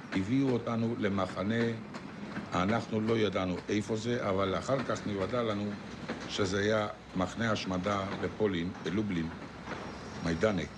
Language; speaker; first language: Hebrew; non-native, fluent; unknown